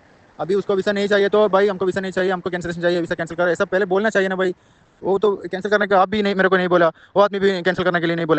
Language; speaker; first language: Hindi; non-native, learner; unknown